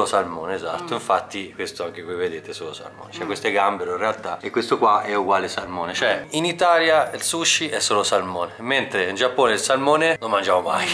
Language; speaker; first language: Italian; native; Italian